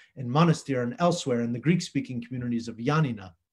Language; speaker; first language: English; native; English